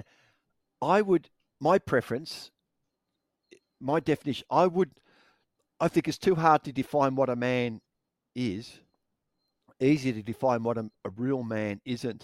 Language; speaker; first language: English; native; English